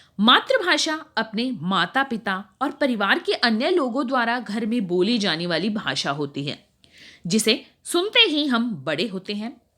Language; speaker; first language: Hindi; native; Hindi